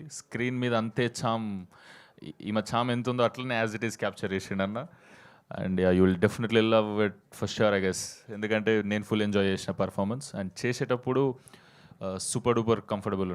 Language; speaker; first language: Telugu; native; Telugu